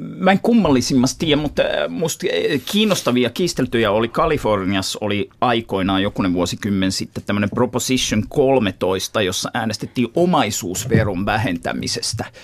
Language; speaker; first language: Finnish; native; Finnish